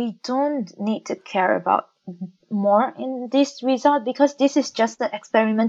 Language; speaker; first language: English; non-native, local second language; Chinese